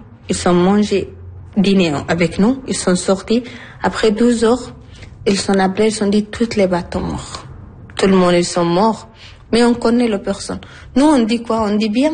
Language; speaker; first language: French; non-native, learner; Arabic